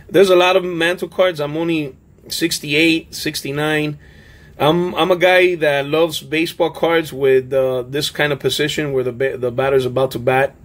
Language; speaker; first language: English; native; English